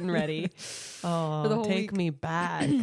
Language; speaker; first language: English; native; English